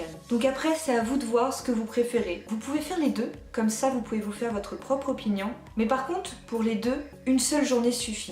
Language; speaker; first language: French; native; French